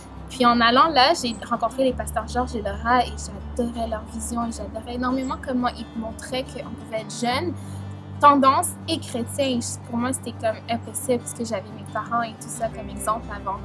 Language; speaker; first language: French; early bilingual, other home language; Haitian Creole